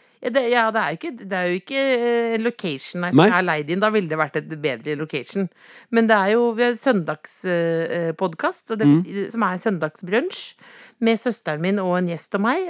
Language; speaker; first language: Norwegian; native; Norwegian